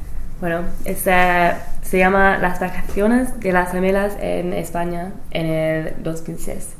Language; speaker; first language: Spanish; non-native, learner; English